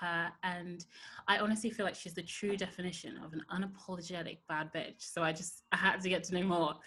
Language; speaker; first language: English; native; English